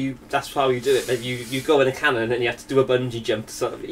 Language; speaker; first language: English; native; English